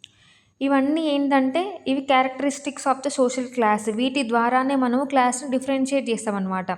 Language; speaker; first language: Telugu; native; Telugu